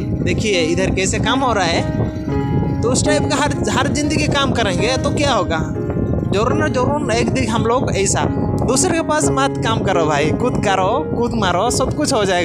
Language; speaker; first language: Hindi; non-native, local second language; Odia